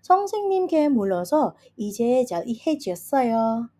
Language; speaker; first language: Korean; non-native, fluent; Indonesian